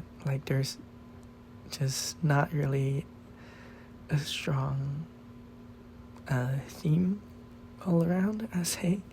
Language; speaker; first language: English; non-native, fluent; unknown